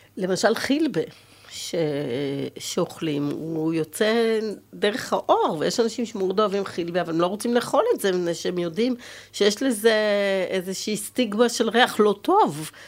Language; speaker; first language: Hebrew; native; Hebrew